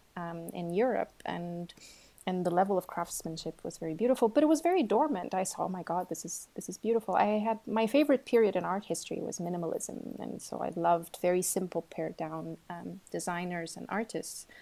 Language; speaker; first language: English; non-native, fluent; Portuguese